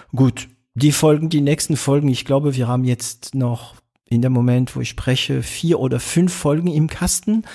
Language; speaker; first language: German; non-native, fluent; French